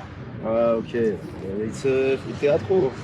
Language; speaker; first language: English; non-native, learner; French